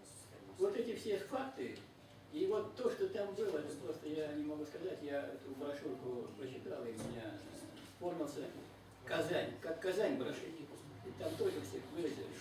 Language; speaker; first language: Russian; native; Russian